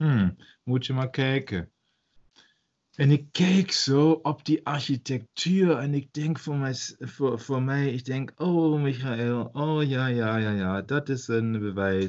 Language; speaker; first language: Dutch; non-native, learner; German